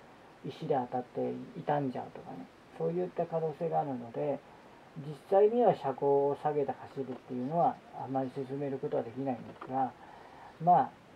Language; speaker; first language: Japanese; native; Japanese